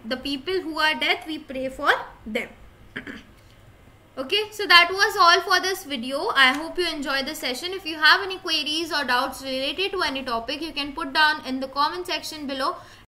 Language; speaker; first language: English; non-native, local second language; Hindi